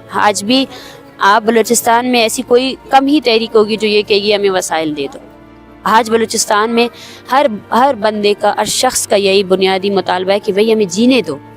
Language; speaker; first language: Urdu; non-native, local second language; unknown